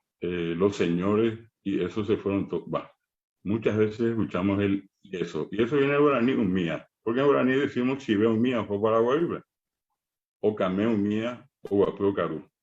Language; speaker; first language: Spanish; non-native, local second language; Guarani